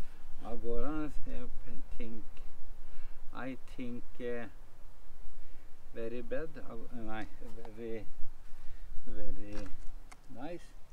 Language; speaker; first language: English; non-native, learner; Norwegian